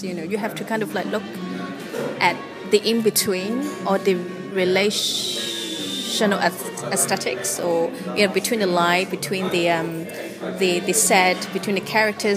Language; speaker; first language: English; non-native, local second language; Cantonese